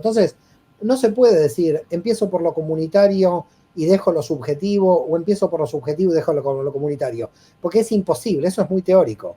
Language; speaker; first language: Spanish; native; Spanish